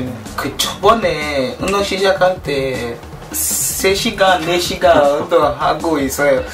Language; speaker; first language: Korean; non-native, learner; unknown